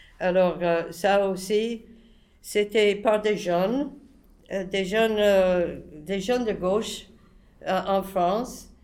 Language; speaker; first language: French; non-native, fluent; English